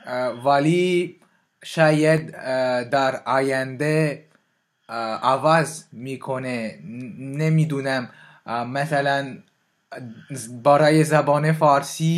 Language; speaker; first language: Persian; non-native, learner; French